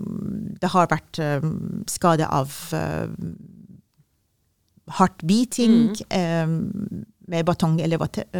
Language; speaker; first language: Norwegian; non-native, fluent; Persian